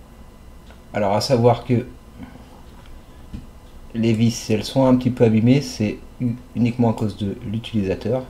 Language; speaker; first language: French; native; French